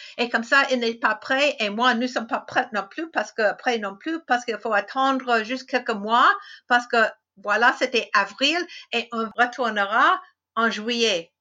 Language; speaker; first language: French; non-native, fluent; English